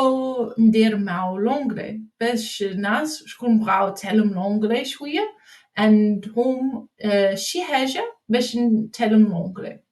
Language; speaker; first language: Arabic; non-native, learner; English